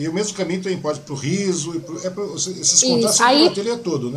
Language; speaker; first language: Portuguese; native; Portuguese